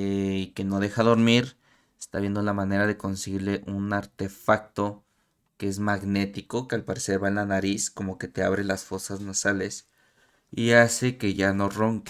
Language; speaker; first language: Spanish; native; Spanish